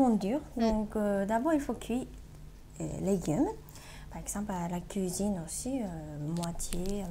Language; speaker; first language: French; non-native, learner; Japanese